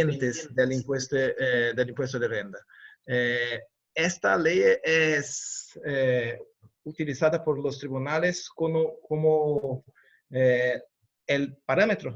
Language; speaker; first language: Spanish; non-native, fluent; Portuguese